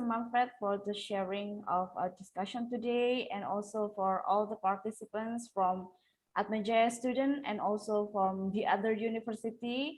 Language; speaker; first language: English; non-native, local second language; Indonesian